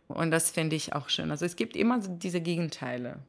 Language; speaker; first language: German; non-native, fluent; Hebrew